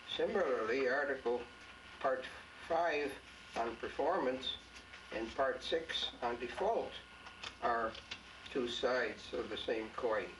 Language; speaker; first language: English; native; English